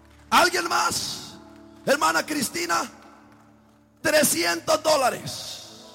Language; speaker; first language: Spanish; native; Spanish